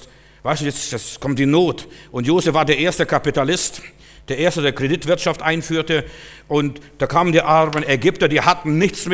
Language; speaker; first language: German; native; German